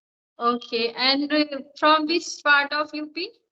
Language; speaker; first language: English; non-native, learner; Hindi